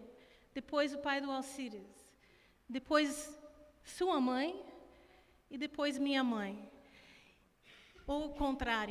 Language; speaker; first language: Portuguese; non-native, fluent; English